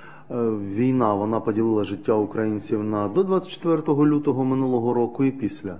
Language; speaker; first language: Ukrainian; native; Ukrainian